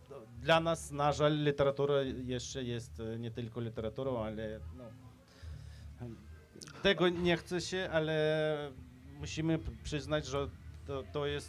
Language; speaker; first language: Polish; non-native, fluent; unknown